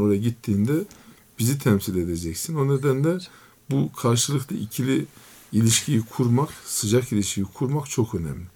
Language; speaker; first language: Turkish; native; Turkish